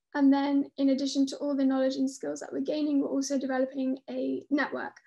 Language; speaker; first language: English; native; English